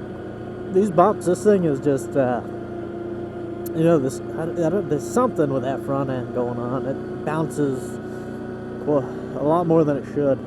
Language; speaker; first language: English; native; English